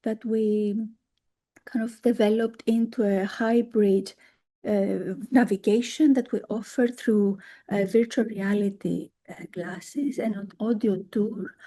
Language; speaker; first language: English; non-native, fluent; Greek